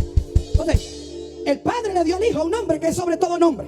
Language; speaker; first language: Spanish; native; Spanish